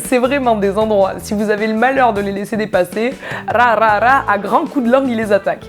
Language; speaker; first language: French; native; French